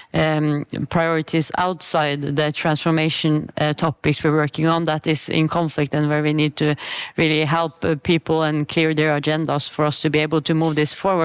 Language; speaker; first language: English; non-native, fluent; Norwegian